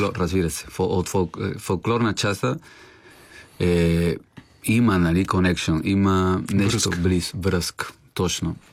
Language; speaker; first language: Bulgarian; non-native, learner; Spanish